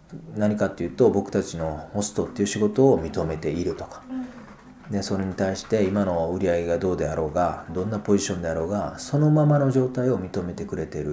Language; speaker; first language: Japanese; native; Japanese